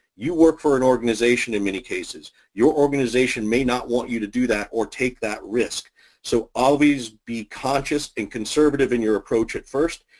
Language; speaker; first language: English; native; English